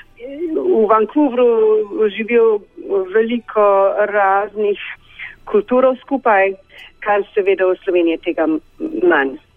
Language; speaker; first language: Slovenian; early bilingual, heritage; Slovenian